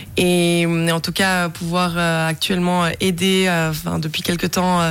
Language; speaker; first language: French; native; French